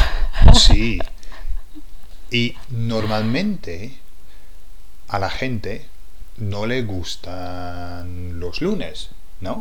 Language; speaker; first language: Spanish; non-native, fluent; English